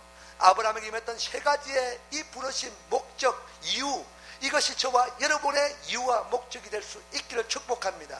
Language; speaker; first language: Korean; native; Korean